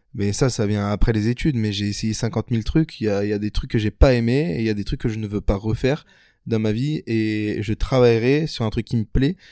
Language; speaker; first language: French; native; French